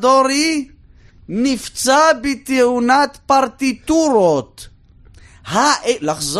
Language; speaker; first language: Hebrew; native; Hebrew